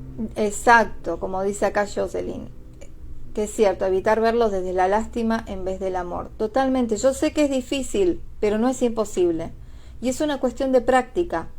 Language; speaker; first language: Spanish; native; Spanish